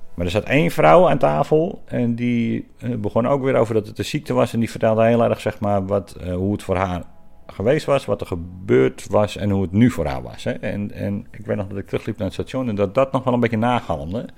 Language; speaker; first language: Dutch; native; Dutch